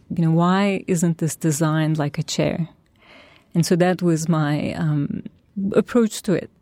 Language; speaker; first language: English; non-native, fluent; Turkish